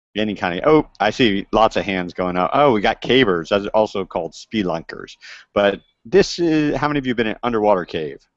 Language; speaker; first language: English; native; English